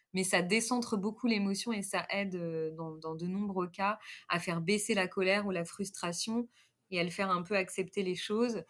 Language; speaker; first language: French; native; French